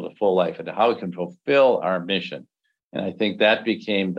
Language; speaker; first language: English; native; English